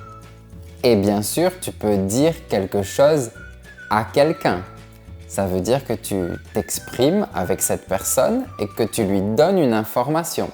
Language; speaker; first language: French; native; French